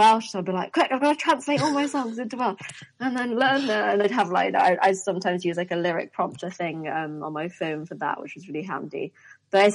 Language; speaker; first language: English; native; English